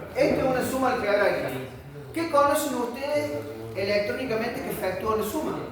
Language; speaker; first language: Spanish; native; Spanish